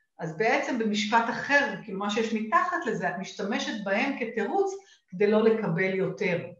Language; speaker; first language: Hebrew; native; Hebrew